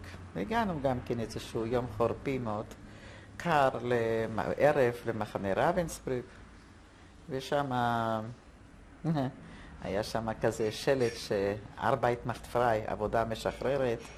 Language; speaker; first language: Hebrew; non-native, fluent; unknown